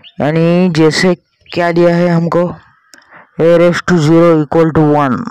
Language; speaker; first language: Hindi; non-native, local second language; Marathi